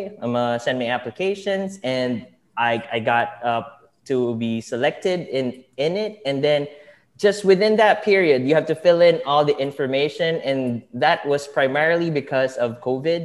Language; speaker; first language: English; non-native, local second language; Filipino